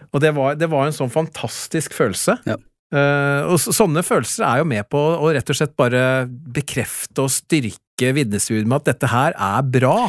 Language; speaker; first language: Norwegian; native; Norwegian